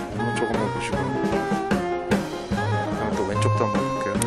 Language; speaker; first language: Korean; native; Korean